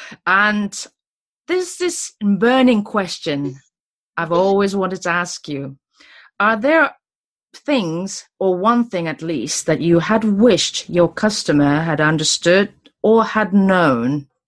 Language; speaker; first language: English; non-native, fluent; Japanese